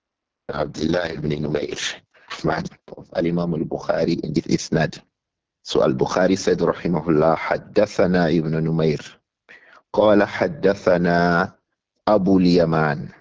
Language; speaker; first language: Arabic; non-native, fluent; Yoruba